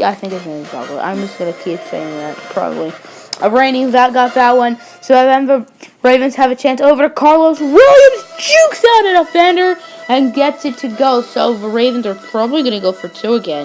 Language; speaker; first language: English; native; English